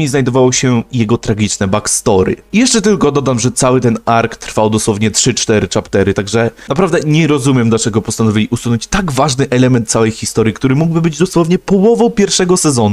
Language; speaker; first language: Polish; native; Polish